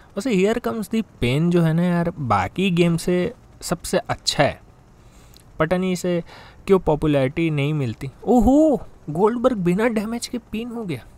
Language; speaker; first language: Hindi; native; Hindi